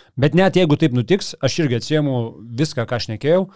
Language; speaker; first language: Lithuanian; native; Lithuanian